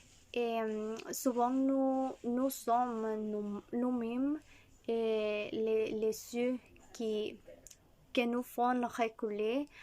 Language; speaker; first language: French; non-native, learner; Spanish